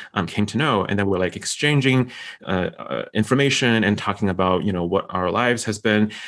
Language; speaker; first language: English; non-native, fluent; Chinese